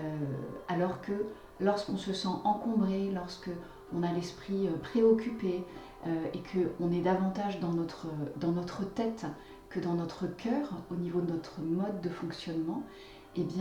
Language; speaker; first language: French; native; French